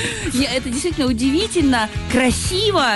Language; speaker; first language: Russian; native; Russian